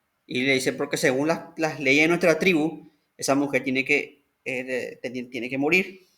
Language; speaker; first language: Spanish; native; Spanish